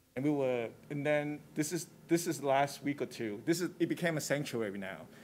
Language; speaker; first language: English; non-native, local second language; Cantonese